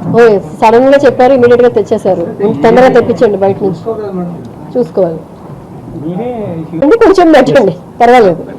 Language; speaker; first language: Telugu; native; Telugu